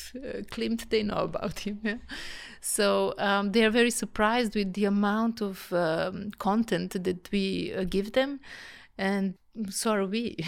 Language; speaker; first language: English; non-native, fluent; Serbian